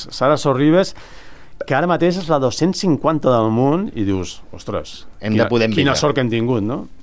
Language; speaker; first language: Catalan; native; Catalan